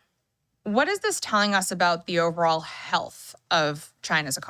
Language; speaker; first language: English; native; English